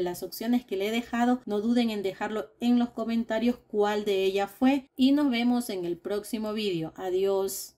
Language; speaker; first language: Spanish; native; Spanish